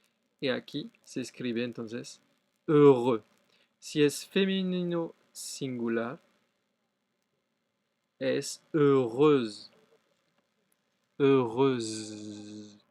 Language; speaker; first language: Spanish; non-native, fluent; French